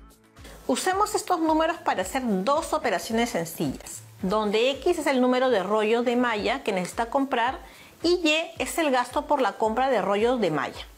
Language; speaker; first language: Spanish; native; Spanish